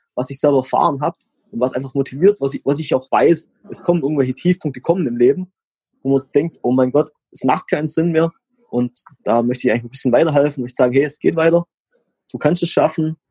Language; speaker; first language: German; native; German